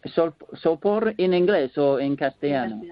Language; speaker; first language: Spanish; non-native, learner; English